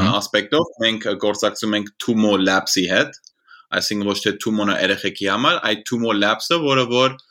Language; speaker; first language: Armenian; early bilingual, heritage; Armenian